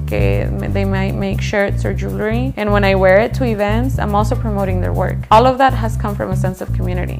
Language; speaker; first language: English; early bilingual, other home language; Spanish